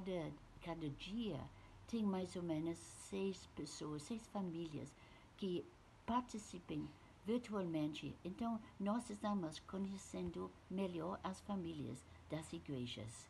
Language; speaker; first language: Portuguese; non-native, fluent; English